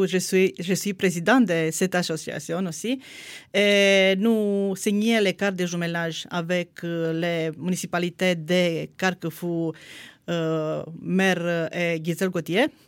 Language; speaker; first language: French; non-native, fluent; Romanian